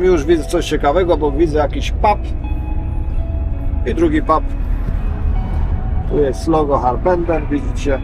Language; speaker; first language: Polish; native; Polish